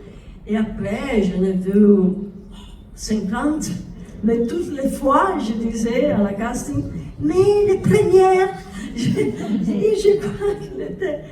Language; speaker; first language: French; non-native, learner; Italian